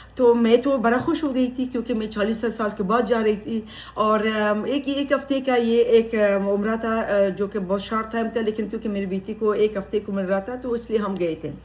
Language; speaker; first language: Urdu; non-native, fluent; Persian